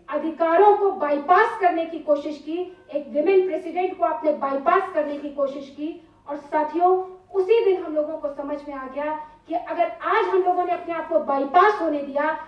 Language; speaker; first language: Hindi; native; Hindi